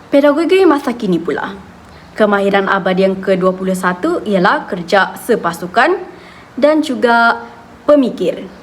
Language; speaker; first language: Malay; native; Malay